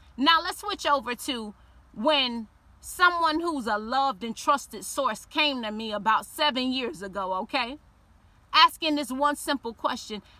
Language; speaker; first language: English; native; English